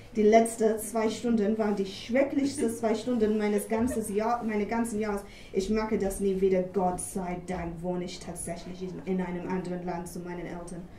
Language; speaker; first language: German; non-native, fluent; English